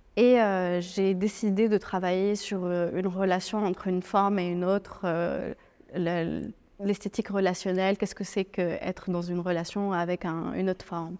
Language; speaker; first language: French; non-native, local second language; Arabic